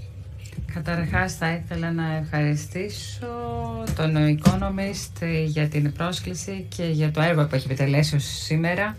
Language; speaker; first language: Greek; native; Greek